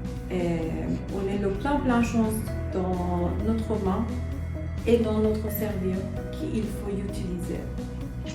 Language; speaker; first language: French; non-native, learner; Persian